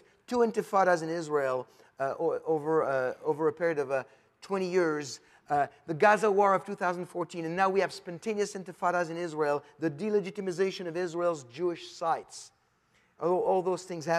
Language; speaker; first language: English; non-native, fluent; French